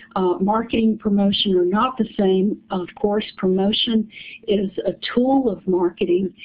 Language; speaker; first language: English; native; English